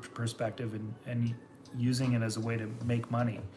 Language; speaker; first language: English; native; English